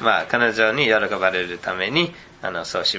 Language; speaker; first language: Japanese; non-native, fluent; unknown